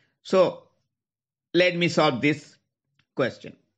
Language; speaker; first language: English; non-native, local second language; Bangla